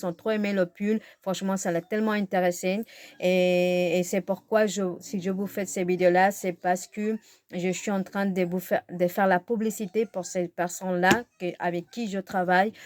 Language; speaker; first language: French; non-native, fluent; Spanish